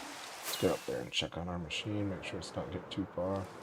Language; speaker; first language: English; native; English